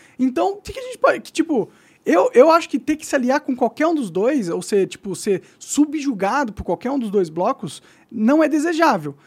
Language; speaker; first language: Portuguese; native; Portuguese